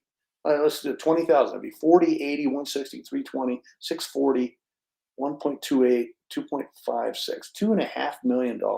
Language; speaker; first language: English; native; English